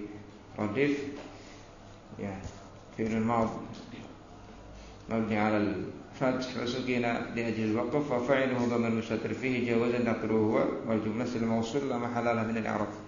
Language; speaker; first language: Arabic; non-native, fluent; Indonesian